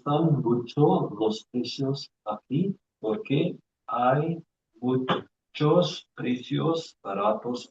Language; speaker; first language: Spanish; non-native, learner; English